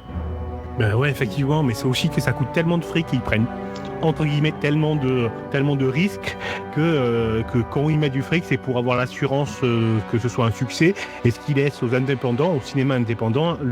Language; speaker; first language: French; native; French